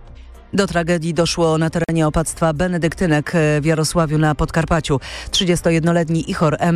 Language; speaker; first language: Polish; native; Polish